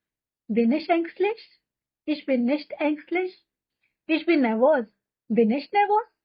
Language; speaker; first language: German; non-native, fluent; Hindi